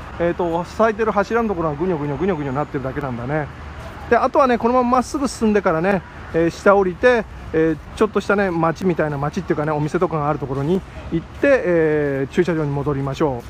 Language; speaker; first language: Japanese; native; Japanese